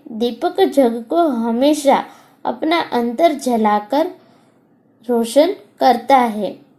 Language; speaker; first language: Hindi; non-native, local second language; Gujarati